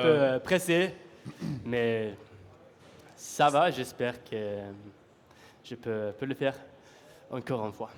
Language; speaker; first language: French; non-native, learner; Norwegian